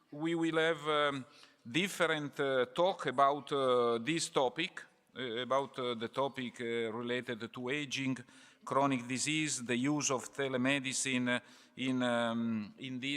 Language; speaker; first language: English; non-native, fluent; Italian